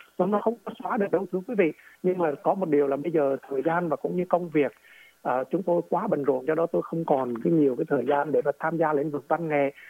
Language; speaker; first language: Vietnamese; native; Vietnamese